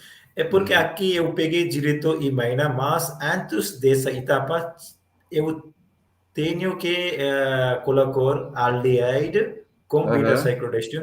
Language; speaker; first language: Portuguese; non-native, learner; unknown